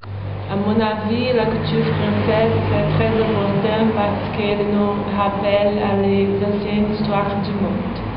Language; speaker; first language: French; non-native, learner; Portuguese